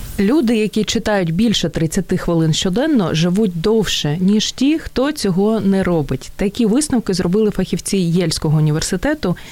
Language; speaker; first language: Ukrainian; native; Ukrainian